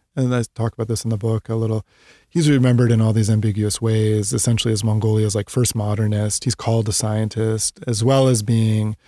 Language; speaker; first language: English; native; English